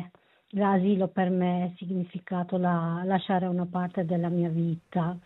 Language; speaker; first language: Italian; non-native, learner; Kurdish